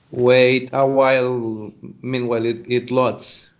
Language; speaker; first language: English; non-native, fluent; Spanish